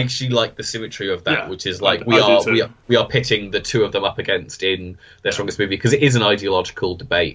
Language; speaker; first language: English; native; English